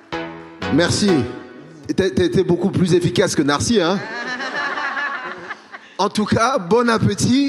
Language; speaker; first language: French; native; French